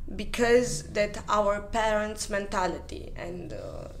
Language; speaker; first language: English; non-native, fluent; Romanian